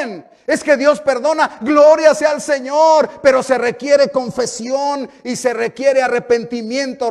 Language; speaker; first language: Spanish; native; Spanish